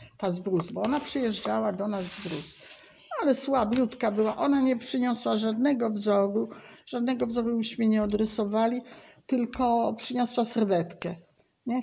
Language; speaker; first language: Polish; native; Polish